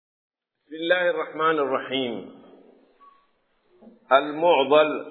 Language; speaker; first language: Arabic; non-native, fluent; Swahili